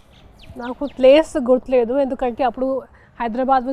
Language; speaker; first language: Telugu; non-native, fluent; Hindi